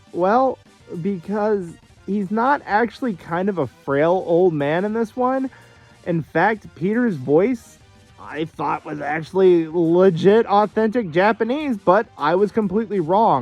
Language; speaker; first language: English; native; English